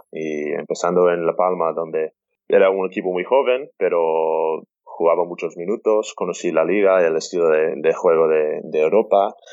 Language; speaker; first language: Spanish; non-native, fluent; English